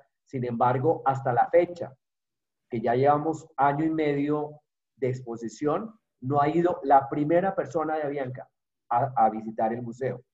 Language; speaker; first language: Spanish; native; Spanish